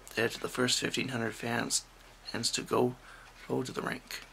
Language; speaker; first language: English; native; English